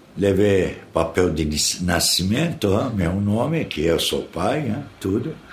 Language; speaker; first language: Portuguese; non-native, learner; Arabic